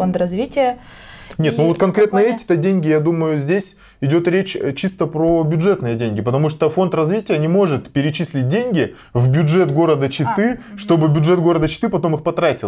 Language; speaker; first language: Russian; native; Russian